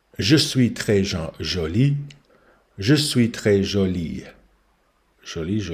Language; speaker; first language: French; non-native, learner; English